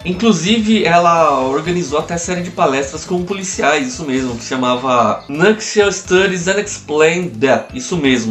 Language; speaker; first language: Portuguese; native; Portuguese